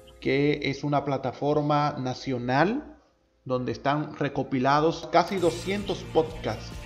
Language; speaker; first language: Spanish; native; Spanish